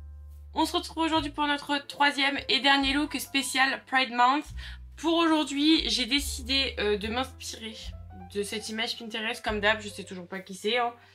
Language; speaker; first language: French; native; French